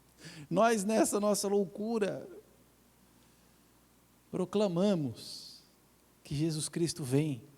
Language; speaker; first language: Portuguese; native; Portuguese